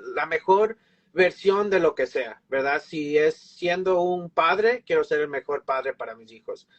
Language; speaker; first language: Spanish; early bilingual, heritage; Spanish